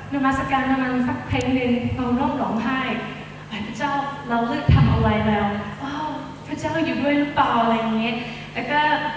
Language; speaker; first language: Thai; non-native, fluent; English